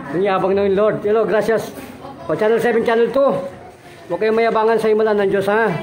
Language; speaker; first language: Filipino; non-native, local second language; Cebuano